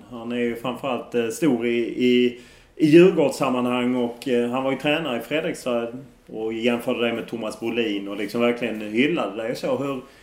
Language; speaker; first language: Swedish; native; Swedish